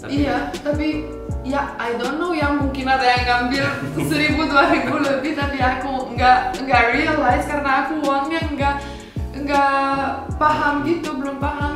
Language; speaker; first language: Indonesian; non-native, fluent; Romanian